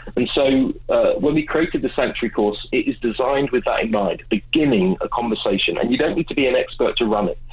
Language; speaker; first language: English; native; English